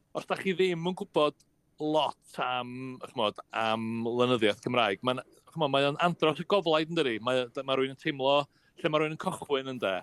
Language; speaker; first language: Welsh; native; Welsh